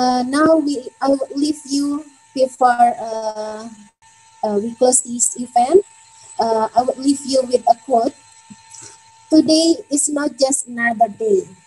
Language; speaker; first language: English; non-native, fluent; Indonesian